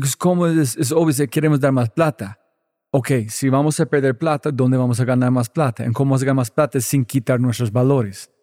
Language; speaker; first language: Spanish; non-native, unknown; English